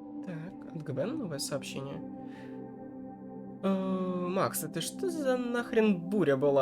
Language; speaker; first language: Russian; native; Russian